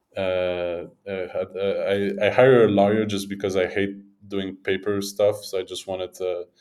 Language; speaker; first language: English; native; English